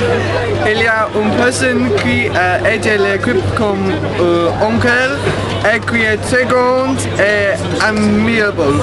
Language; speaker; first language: French; non-native, learner; English